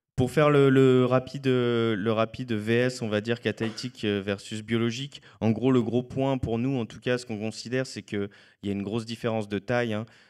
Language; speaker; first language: French; native; French